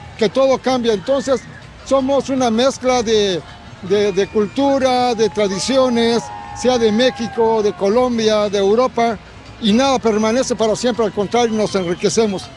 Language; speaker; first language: Spanish; native; Spanish